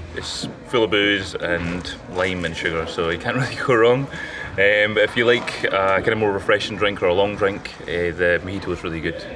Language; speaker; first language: English; native; English